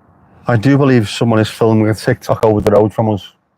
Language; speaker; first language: English; native; English